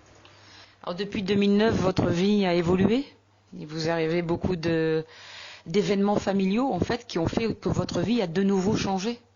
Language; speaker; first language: French; native; French